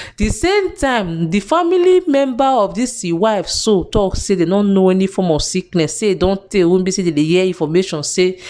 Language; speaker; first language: Nigerian Pidgin; native; Nigerian Pidgin